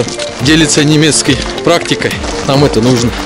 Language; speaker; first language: Russian; native; Russian